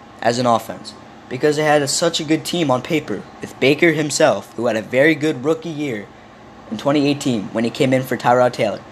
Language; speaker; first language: English; native; English